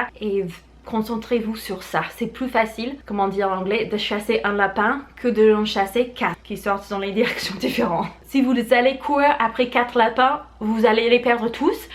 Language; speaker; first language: French; non-native, fluent; English